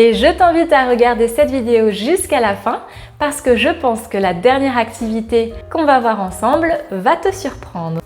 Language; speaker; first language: French; native; French